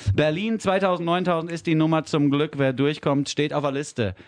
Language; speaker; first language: German; native; German